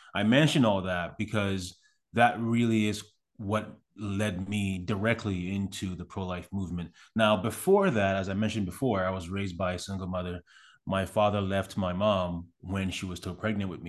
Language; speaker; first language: English; early bilingual, other home language; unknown